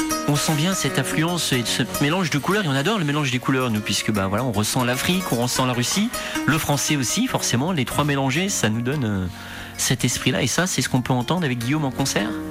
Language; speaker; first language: French; native; French